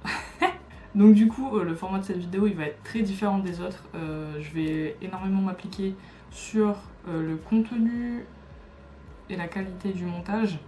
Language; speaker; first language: French; native; French